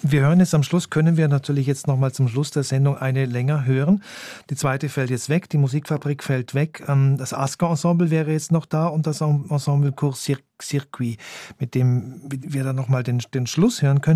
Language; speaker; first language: German; native; German